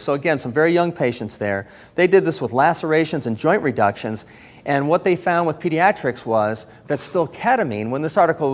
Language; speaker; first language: English; native; English